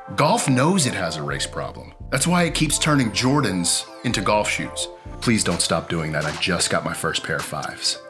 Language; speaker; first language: English; native; English